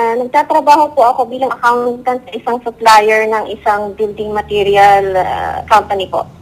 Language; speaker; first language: Filipino; native; Filipino